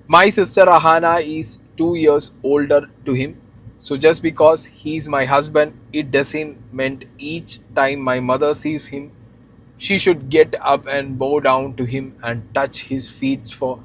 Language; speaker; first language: English; non-native, local second language; Malayalam